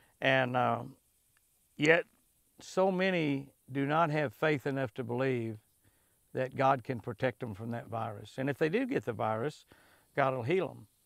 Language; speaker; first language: English; native; English